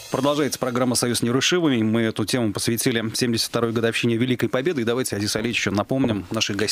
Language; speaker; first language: Russian; native; Russian